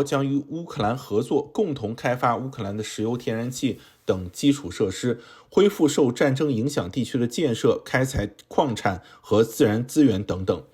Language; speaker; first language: Chinese; native; Chinese